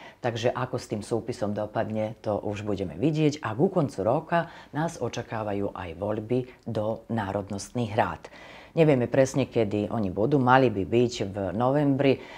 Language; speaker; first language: Slovak; native; Slovak